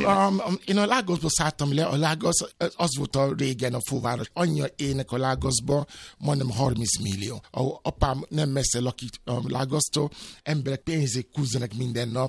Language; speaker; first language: Hungarian; non-native, fluent; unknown